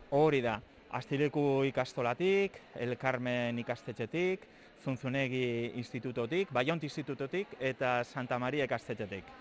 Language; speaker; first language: Basque; non-native, local second language; Spanish